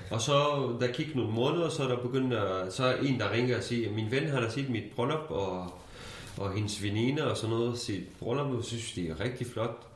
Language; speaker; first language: Danish; non-native, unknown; Kurdish